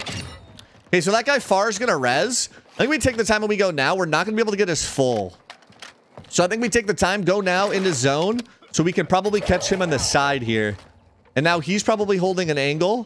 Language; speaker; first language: English; native; English